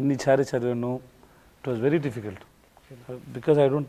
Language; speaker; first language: Telugu; non-native, learner; Tamil